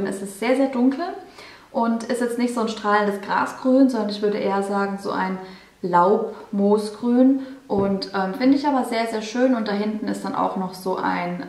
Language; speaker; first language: German; native; German